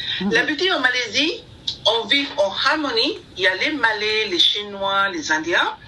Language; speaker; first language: French; non-native, learner; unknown